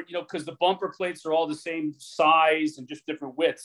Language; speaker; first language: English; native; English